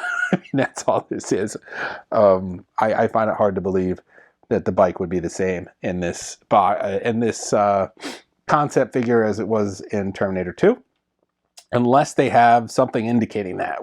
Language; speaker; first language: English; native; English